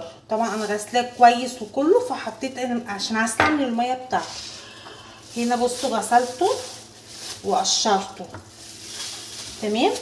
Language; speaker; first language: Arabic; native; Arabic